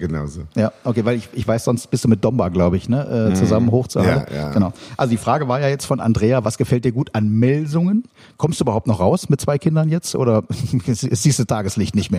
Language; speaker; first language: German; native; German